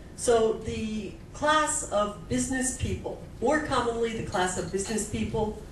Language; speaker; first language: English; native; English